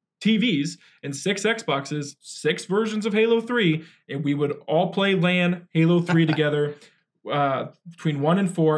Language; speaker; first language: English; native; English